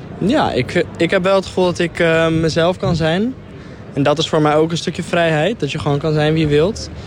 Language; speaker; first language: Dutch; early bilingual, other home language; Arabic